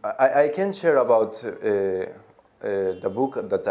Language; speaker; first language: English; non-native, learner; Spanish